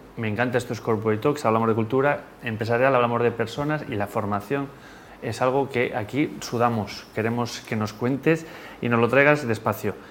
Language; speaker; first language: Spanish; native; Spanish